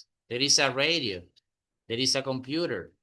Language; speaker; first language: English; non-native, fluent; Spanish